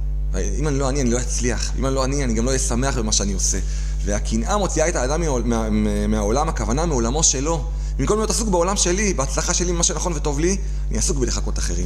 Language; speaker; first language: Hebrew; native; Hebrew